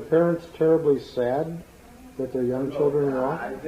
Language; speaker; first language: English; native; English